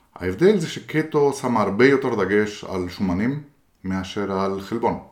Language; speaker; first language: Hebrew; non-native, fluent; Spanish